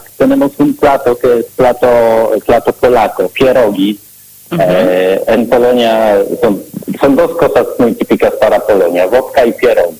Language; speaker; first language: Spanish; non-native, learner; Polish